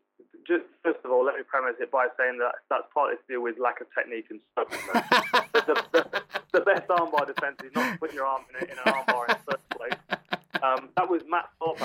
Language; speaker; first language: English; native; English